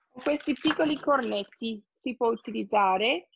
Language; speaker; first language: Italian; non-native, fluent; English